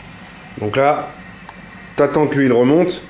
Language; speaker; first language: French; native; French